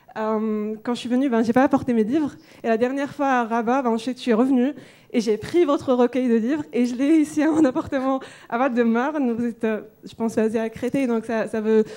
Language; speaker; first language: French; non-native, local second language; Arabic